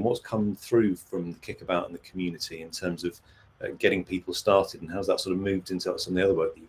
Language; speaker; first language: English; native; English